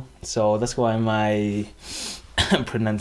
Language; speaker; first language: English; non-native, fluent; Vietnamese